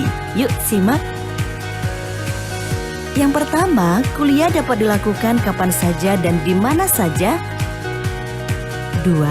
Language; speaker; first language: Indonesian; native; Indonesian